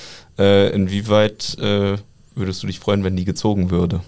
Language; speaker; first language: German; native; German